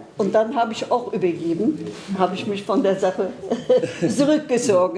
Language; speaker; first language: German; non-native, fluent; Kurdish